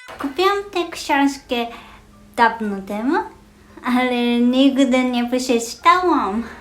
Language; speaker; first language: Polish; non-native, learner; Japanese